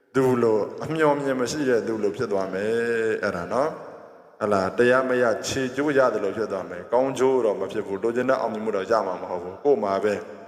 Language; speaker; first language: Burmese; native; Burmese